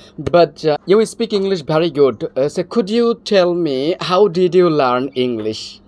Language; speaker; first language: English; non-native, learner; Bangla